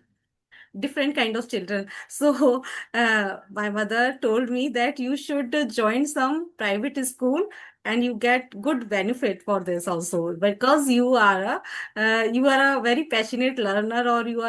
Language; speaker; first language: English; non-native, learner; Hindi